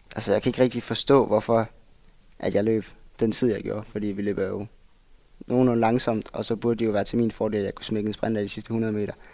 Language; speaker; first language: Danish; native; Danish